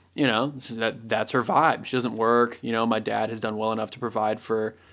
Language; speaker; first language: English; native; English